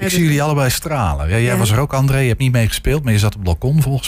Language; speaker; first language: Dutch; native; Dutch